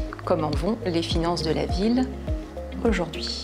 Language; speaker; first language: French; native; French